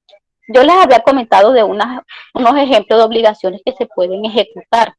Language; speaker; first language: Spanish; native; Spanish